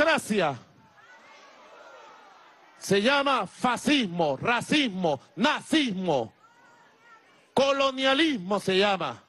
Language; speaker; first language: Spanish; native; Spanish